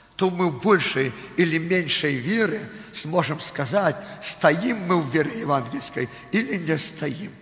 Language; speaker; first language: Russian; non-native, local second language; Belarusian